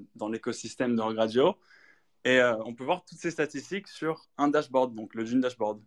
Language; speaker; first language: French; native; French